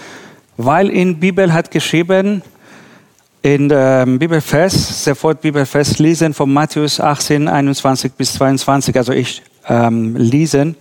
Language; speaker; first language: German; non-native, learner; Persian